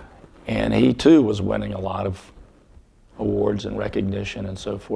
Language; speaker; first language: English; native; English